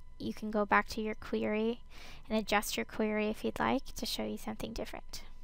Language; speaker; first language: English; native; English